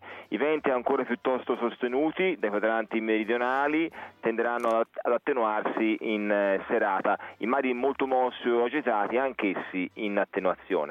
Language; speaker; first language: Italian; native; Italian